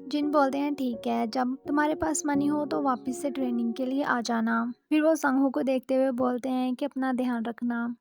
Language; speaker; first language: Hindi; native; Hindi